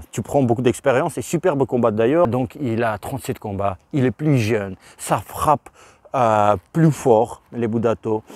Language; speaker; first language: French; non-native, fluent; Russian